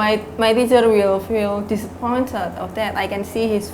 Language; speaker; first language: English; non-native, learner; Indonesian